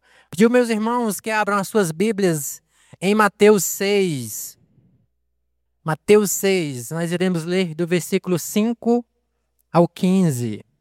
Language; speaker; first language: Portuguese; native; Portuguese